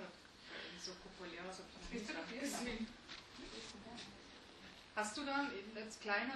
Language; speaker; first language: German; native; German